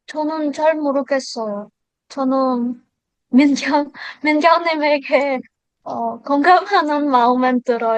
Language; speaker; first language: Korean; non-native, learner; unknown